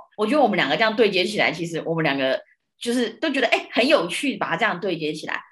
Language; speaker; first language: Chinese; early bilingual, heritage; Chinese